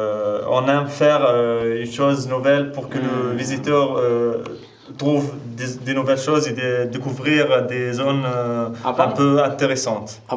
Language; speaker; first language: French; non-native, local second language; Arabic